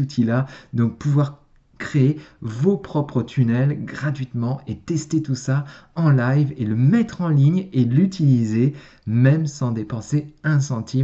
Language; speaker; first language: French; native; French